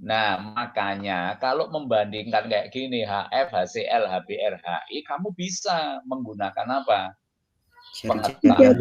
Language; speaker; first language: Indonesian; native; Indonesian